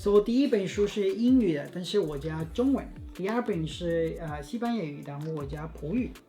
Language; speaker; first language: Chinese; non-native, fluent; Spanish